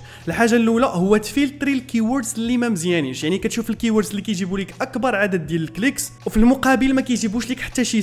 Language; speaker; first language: Arabic; native; Arabic